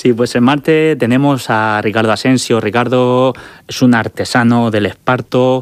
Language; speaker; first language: Spanish; native; Spanish